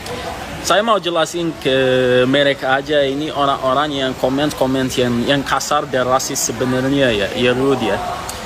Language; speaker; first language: Indonesian; non-native, fluent; Arabic